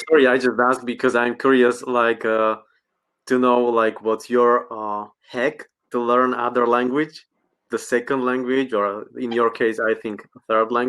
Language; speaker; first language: English; non-native, learner; Slovak